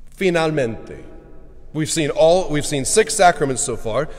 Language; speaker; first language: Spanish; non-native, learner; English